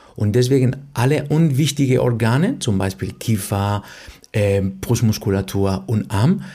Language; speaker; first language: German; non-native, fluent; Spanish